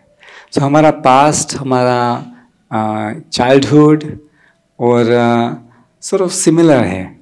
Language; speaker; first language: Hindi; early bilingual, heritage; Hindi